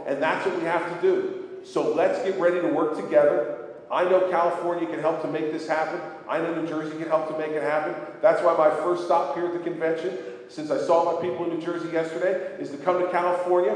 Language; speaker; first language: English; native; English